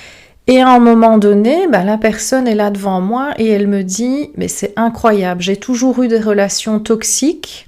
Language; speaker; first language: French; native; French